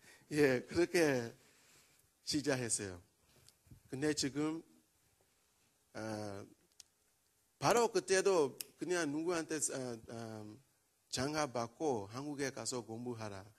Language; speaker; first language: Korean; non-native, learner; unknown